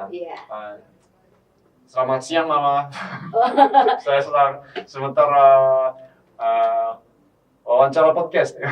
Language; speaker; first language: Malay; non-native, fluent; Korean